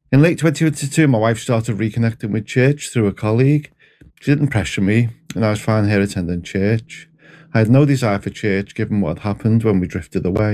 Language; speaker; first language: English; native; English